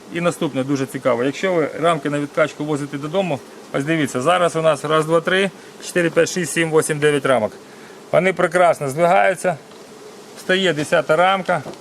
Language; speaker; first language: Ukrainian; non-native, local second language; Russian